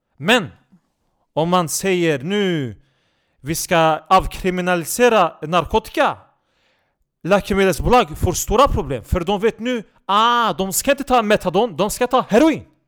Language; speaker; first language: Swedish; non-native, local second language; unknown